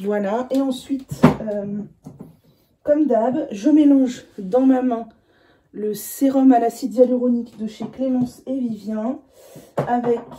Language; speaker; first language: French; native; French